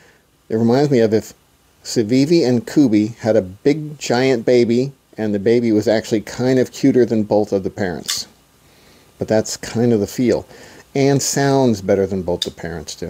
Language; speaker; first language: English; native; English